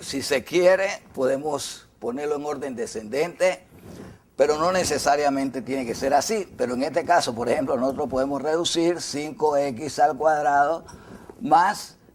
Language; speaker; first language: Spanish; native; Spanish